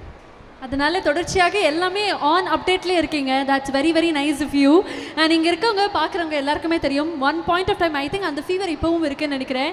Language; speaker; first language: Tamil; native; Tamil